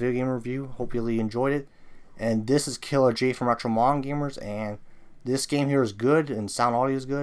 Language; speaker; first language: English; native; English